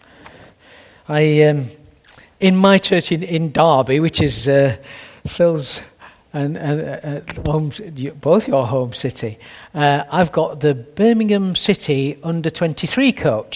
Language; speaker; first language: English; native; English